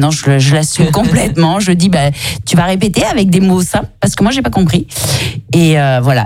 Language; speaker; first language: French; native; French